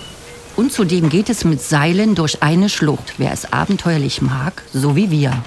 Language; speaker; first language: German; native; German